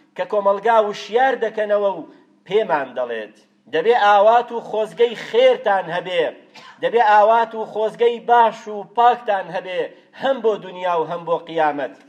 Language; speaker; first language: Central Kurdish; native; Central Kurdish